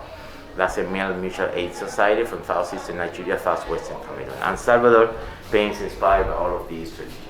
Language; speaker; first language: English; non-native, fluent; Spanish